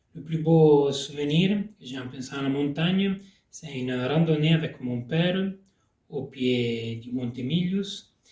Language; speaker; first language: French; non-native, local second language; Italian